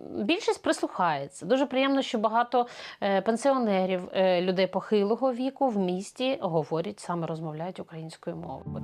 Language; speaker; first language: Ukrainian; native; Ukrainian